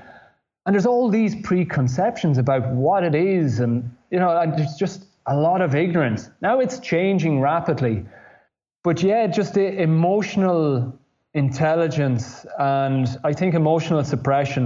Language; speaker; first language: English; native; English